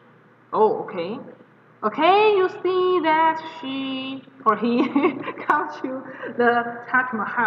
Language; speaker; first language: English; non-native, fluent; Chinese